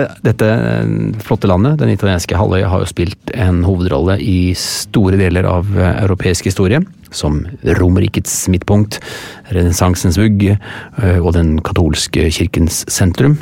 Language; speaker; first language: Norwegian; native; Norwegian